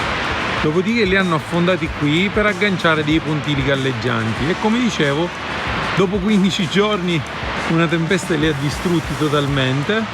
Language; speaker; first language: Italian; native; Italian